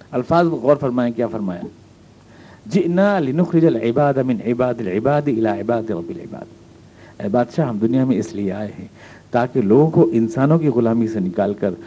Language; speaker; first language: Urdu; native; Urdu